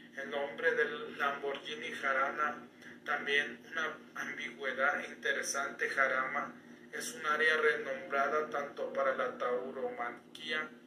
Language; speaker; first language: Spanish; native; Spanish